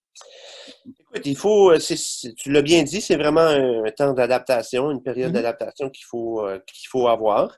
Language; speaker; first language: French; native; French